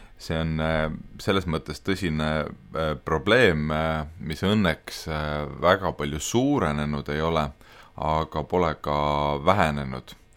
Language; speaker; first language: Estonian; native; Estonian